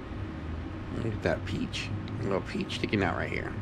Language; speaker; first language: English; native; English